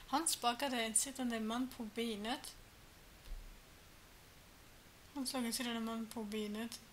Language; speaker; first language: Swedish; non-native, learner; German